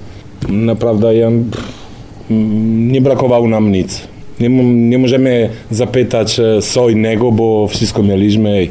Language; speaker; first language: Polish; non-native, learner; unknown